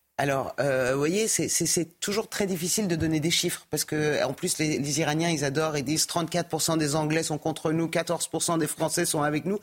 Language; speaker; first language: French; early bilingual, other home language; Persian